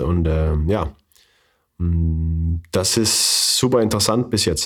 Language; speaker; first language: German; non-native, fluent; Danish